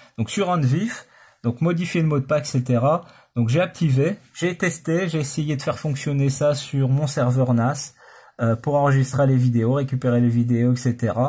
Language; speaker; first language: French; native; French